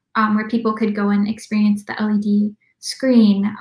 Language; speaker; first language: English; native; English